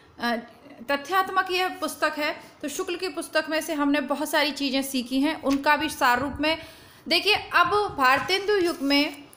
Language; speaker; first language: Hindi; native; Hindi